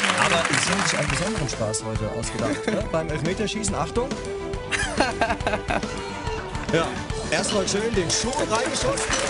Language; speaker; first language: German; native; German